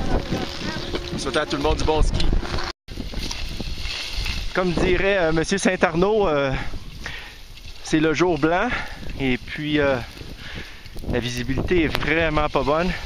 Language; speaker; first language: French; native; French